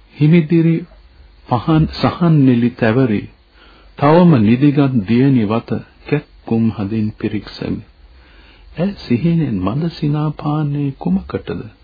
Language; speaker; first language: Sinhala; native; Sinhala